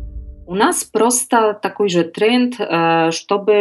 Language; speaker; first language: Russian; non-native, learner; Polish